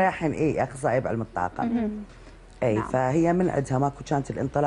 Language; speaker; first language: Arabic; native; Arabic